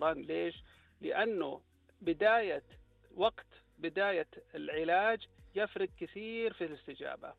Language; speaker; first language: Arabic; native; Arabic